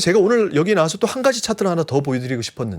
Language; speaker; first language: Korean; native; Korean